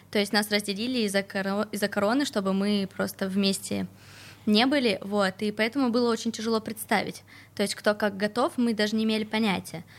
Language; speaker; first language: Russian; native; Russian